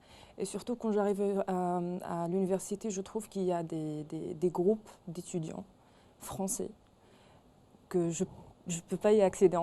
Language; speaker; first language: French; non-native, local second language; Arabic